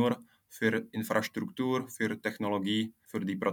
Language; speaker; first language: German; non-native, fluent; Czech